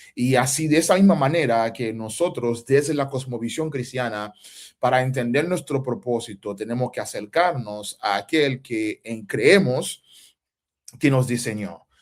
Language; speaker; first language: Spanish; non-native, fluent; Haitian Creole